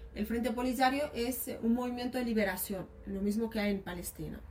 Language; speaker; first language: Spanish; early bilingual, other home language; Arabic